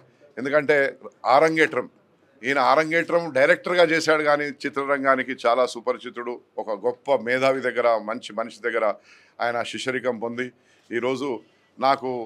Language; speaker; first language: Telugu; native; Telugu